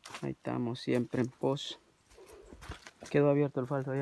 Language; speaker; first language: Spanish; native; Spanish